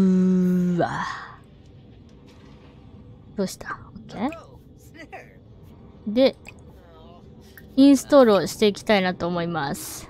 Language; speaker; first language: Japanese; native; Japanese